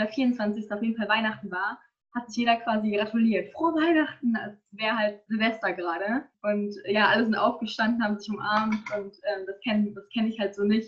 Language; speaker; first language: German; native; German